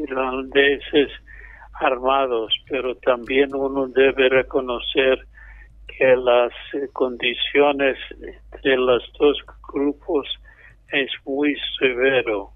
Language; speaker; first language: Spanish; non-native, fluent; English